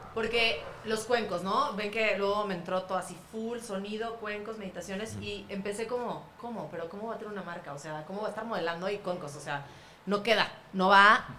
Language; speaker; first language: Spanish; native; Spanish